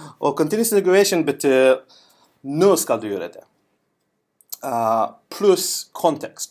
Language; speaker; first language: Norwegian; non-native, learner; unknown